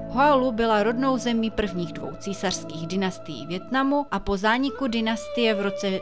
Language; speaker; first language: Czech; native; Czech